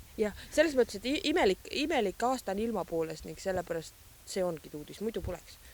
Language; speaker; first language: Estonian; native; Estonian